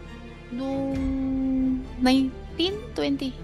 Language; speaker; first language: Filipino; early bilingual, other home language; Chinese